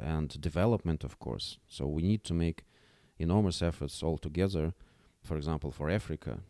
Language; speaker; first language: English; non-native, fluent; Russian